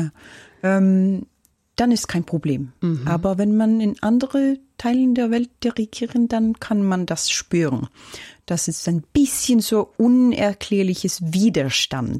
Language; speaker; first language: German; non-native, fluent; Norwegian